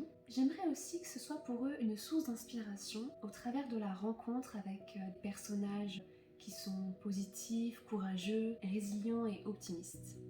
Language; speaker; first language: French; native; French